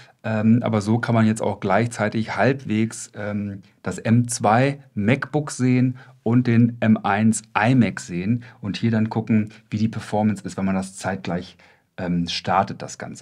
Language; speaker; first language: German; native; German